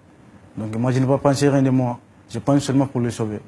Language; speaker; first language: French; non-native, learner; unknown